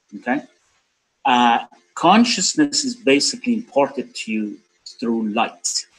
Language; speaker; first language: English; non-native, fluent; Persian